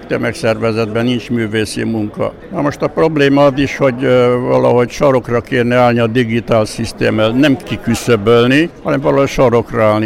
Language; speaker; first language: Hungarian; native; Hungarian